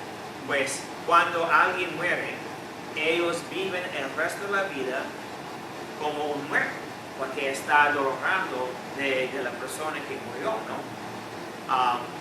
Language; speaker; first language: Spanish; non-native, fluent; English